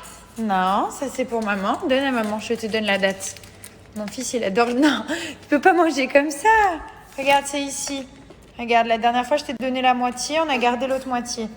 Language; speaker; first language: French; native; French